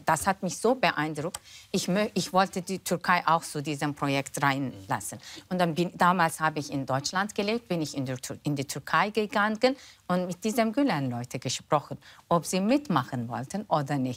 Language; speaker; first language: German; non-native, fluent; Turkish